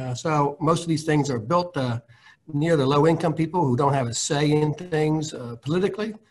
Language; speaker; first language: English; native; English